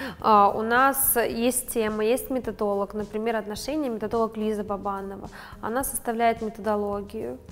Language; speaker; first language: Russian; non-native, local second language; Ukrainian